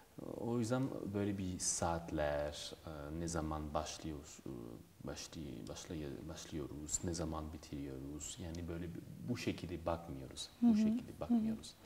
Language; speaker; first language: Turkish; non-native, fluent; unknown